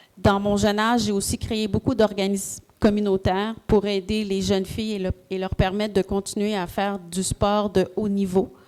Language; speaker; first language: French; early bilingual, other home language; Haitian Creole